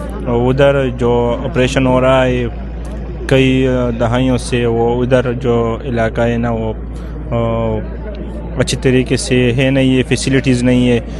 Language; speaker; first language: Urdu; non-native, local second language; Pashto